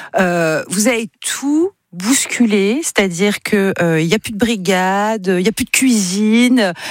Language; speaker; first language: French; native; French